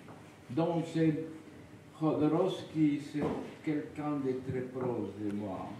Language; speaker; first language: French; non-native, fluent; Spanish